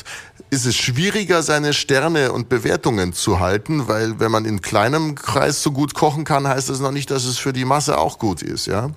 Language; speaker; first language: German; native; German